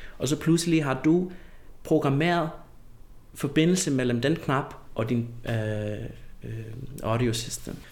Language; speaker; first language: Danish; non-native, fluent; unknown